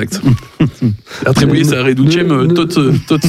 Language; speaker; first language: Romanian; non-native, learner; French